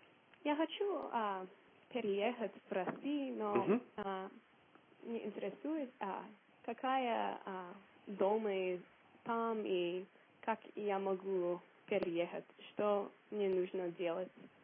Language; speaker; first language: Russian; non-native, learner; English